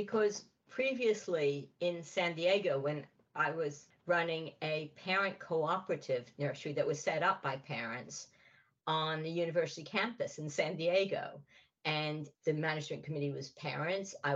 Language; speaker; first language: English; native; English